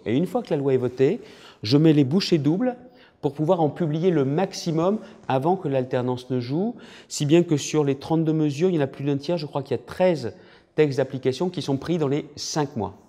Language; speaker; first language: French; native; French